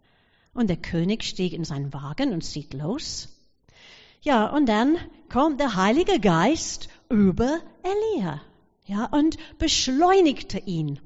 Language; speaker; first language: German; non-native, fluent; English